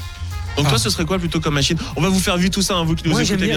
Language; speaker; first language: French; native; French